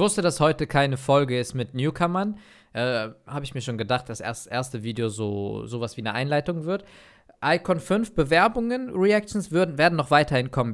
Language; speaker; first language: German; native; German